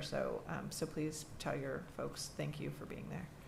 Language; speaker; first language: English; native; English